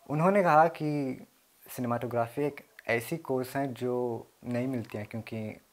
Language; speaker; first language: Hindi; early bilingual, heritage; Hindi